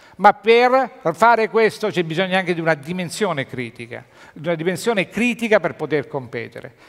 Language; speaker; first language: Italian; native; Italian